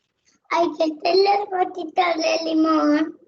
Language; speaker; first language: Spanish; native; Spanish